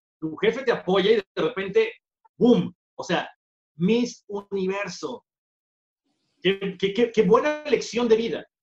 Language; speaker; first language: Spanish; native; Spanish